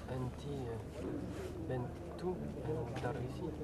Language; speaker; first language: Arabic; non-native, learner; French